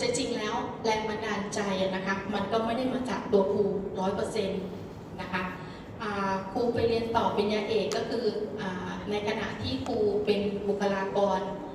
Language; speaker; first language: Thai; non-native, local second language; Northeastern Thai